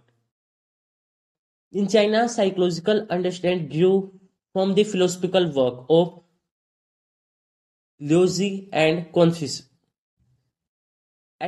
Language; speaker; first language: English; non-native, local second language; Hindi